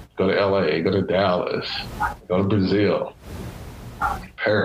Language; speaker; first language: English; native; English